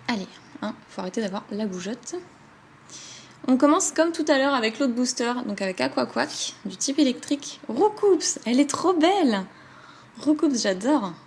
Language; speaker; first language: French; native; French